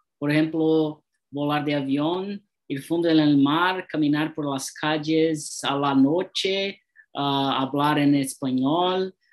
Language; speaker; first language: Spanish; non-native, learner; Portuguese